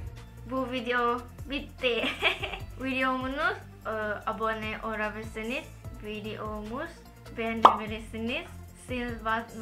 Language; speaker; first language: Turkish; non-native, learner; Thai